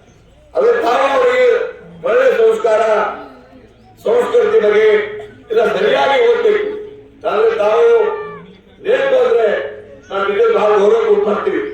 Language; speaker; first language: Kannada; non-native, local second language; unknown